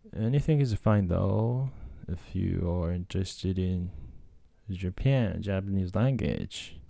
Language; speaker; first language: English; non-native, fluent; Japanese